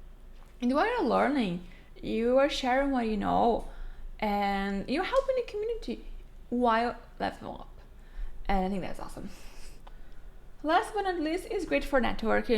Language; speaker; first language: English; non-native, fluent; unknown